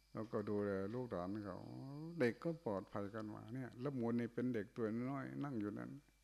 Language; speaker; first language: Thai; non-native, local second language; Northeastern Thai